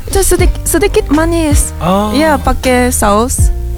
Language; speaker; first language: Indonesian; non-native, learner; Japanese